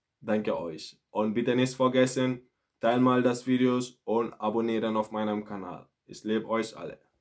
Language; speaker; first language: German; non-native, learner; Mandingo